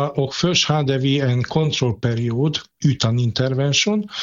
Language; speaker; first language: Swedish; non-native, fluent; Hungarian